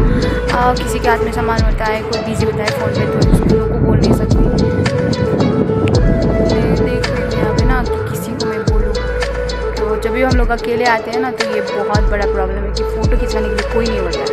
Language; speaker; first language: Hindi; non-native, local second language; Nepali